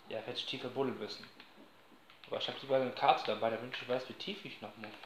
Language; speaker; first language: German; native; German